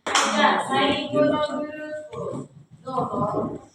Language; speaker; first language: Japanese; non-native, fluent; Indonesian